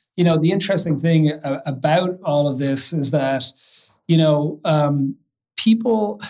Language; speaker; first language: English; native; English